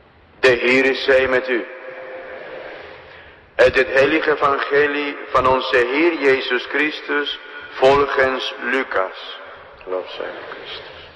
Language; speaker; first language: Dutch; non-native, fluent; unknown